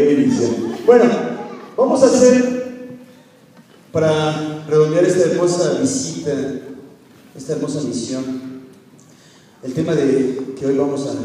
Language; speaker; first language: Spanish; native; Spanish